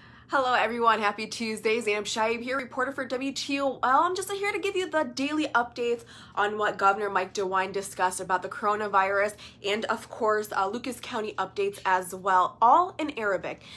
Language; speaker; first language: English; early bilingual, other home language; Arabic